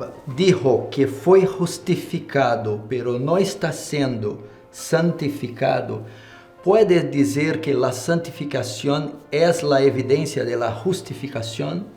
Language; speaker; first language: Spanish; non-native, learner; Portuguese